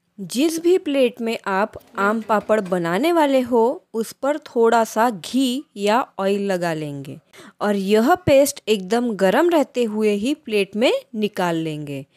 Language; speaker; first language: Hindi; non-native, local second language; Marathi